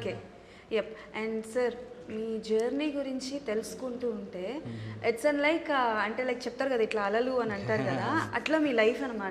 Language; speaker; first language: Telugu; native; Telugu